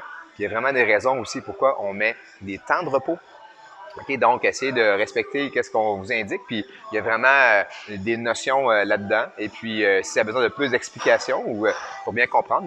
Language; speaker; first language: French; native; French